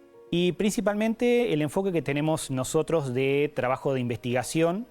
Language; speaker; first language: Spanish; native; Spanish